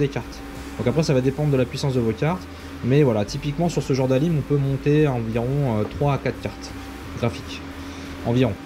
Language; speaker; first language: French; native; French